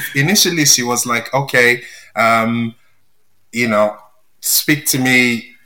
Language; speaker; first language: English; non-native, local second language; Yoruba